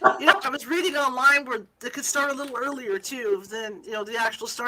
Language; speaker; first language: English; native; English